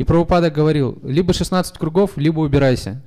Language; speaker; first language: Russian; native; Russian